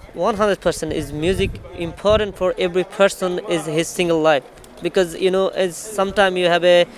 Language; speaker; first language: English; non-native, local second language; Bangla